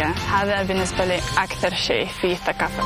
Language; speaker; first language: Arabic; non-native, learner; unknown